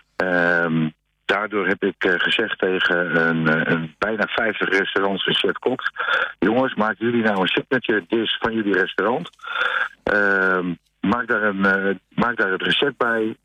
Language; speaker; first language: Dutch; native; Dutch